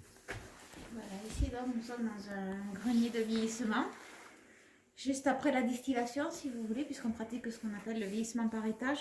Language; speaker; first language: French; native; French